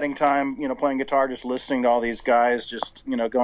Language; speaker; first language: English; native; English